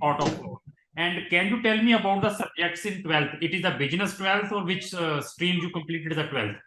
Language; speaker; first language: English; non-native, local second language; Hindi